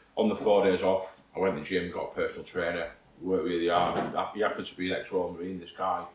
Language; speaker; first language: English; native; English